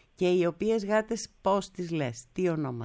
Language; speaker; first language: Greek; native; Greek